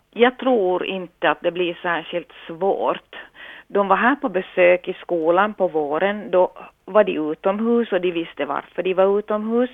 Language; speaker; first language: Swedish; native; Swedish